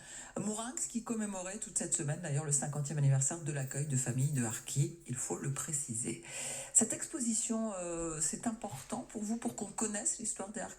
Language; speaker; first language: French; native; French